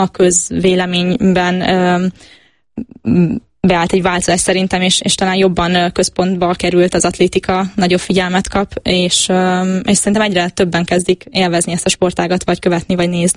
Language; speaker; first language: Hungarian; native; Hungarian